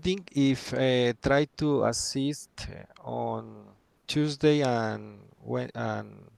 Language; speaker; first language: English; non-native, learner; Spanish